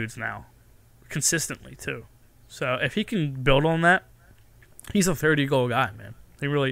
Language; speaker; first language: English; native; English